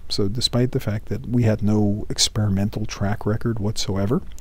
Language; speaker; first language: English; native; English